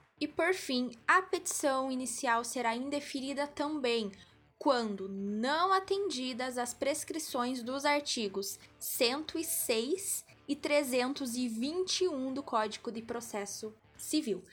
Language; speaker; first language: Portuguese; native; Portuguese